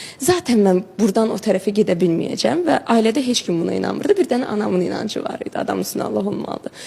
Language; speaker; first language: Azerbaijani; non-native, local second language; Russian